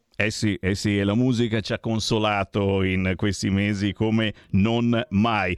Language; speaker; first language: Italian; native; Italian